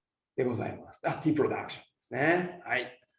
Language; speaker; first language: Japanese; native; Japanese